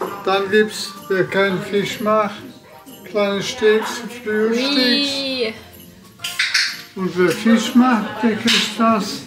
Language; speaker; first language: German; native; German